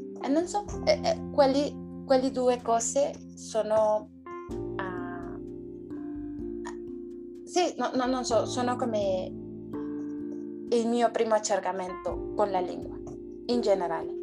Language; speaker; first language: Italian; non-native, learner; Spanish